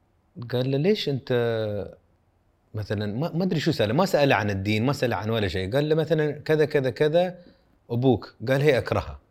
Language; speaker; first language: Arabic; native; Arabic